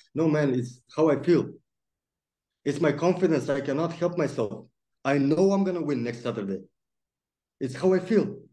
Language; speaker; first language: English; non-native, fluent; Macedonian